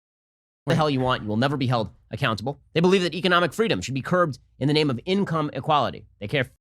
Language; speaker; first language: English; native; English